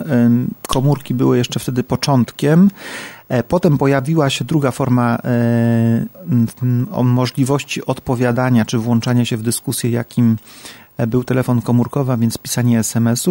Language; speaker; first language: Polish; native; Polish